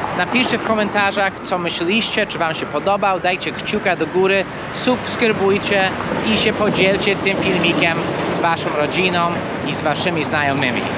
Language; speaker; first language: Polish; non-native, fluent; English